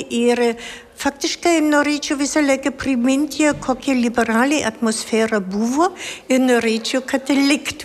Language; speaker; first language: Lithuanian; non-native, fluent; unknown